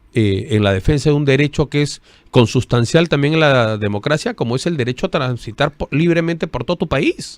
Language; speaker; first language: Spanish; native; Spanish